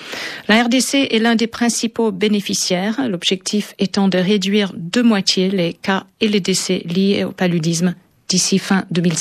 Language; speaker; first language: French; native; French